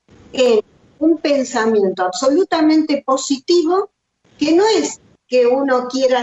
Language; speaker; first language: Spanish; native; Spanish